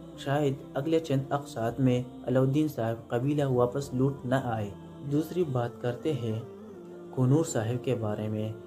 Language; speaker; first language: Urdu; non-native, local second language; Pashto